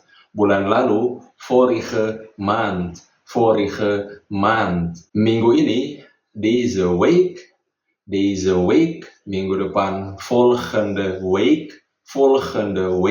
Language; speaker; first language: Dutch; non-native, fluent; Indonesian